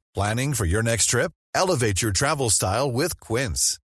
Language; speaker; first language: English; native; English